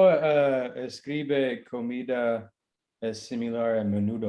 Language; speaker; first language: Spanish; non-native, learner; English